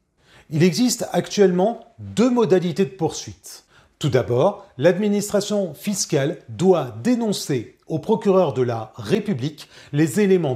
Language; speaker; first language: French; native; French